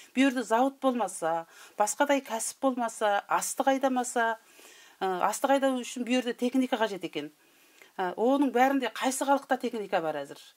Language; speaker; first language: Kazakh; early bilingual, heritage; Kazakh